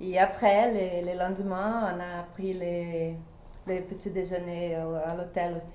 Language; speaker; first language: French; non-native, fluent; Portuguese